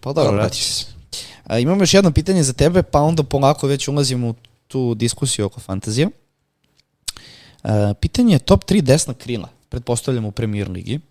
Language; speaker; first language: Serbian; native; Serbian